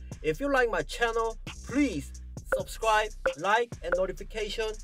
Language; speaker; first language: English; non-native, learner; Korean